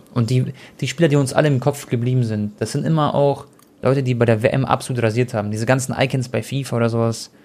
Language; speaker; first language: German; early bilingual, other home language; Croatian